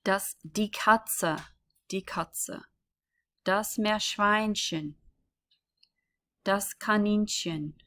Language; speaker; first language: German; non-native, learner; English